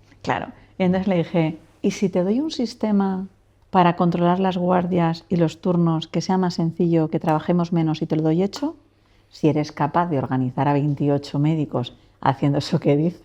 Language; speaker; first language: Spanish; native; Spanish